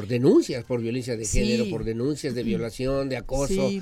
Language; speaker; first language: Spanish; native; Spanish